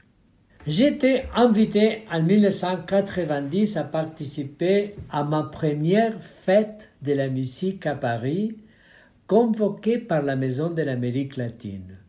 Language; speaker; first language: French; non-native, fluent; Spanish